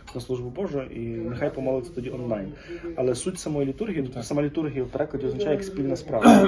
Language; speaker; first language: Ukrainian; native; Ukrainian